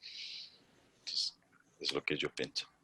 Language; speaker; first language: Spanish; non-native, fluent; Portuguese